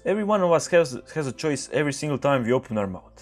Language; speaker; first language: English; non-native, fluent; Croatian